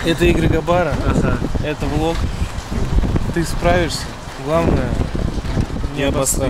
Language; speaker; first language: Russian; native; Russian